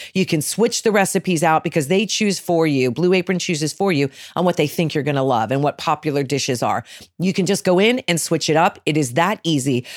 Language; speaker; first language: English; native; English